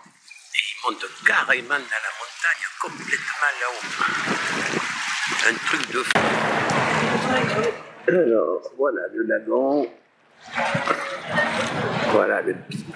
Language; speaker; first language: French; native; French